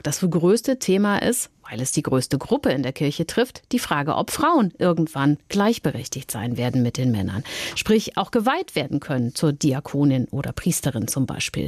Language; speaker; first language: German; native; German